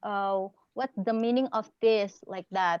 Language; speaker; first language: English; non-native, learner; Indonesian